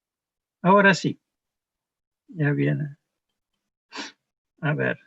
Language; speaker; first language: Spanish; non-native, fluent; Dutch